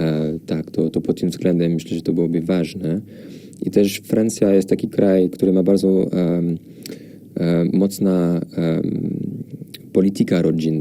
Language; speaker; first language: Polish; non-native, fluent; French